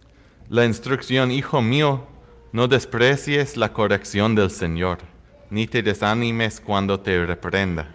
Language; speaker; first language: Spanish; non-native, fluent; English